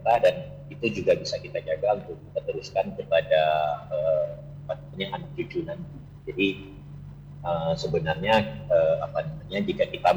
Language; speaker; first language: Indonesian; non-native, local second language; Achinese